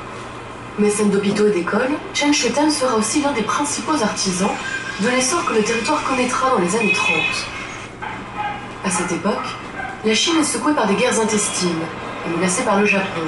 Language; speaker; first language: French; native; French